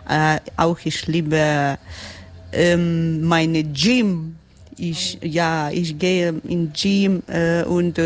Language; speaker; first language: German; non-native, learner; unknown